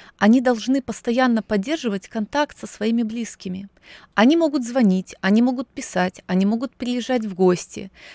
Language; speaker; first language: Russian; native; Russian